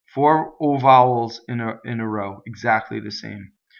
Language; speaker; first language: English; native; English